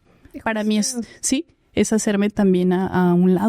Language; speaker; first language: Spanish; native; Spanish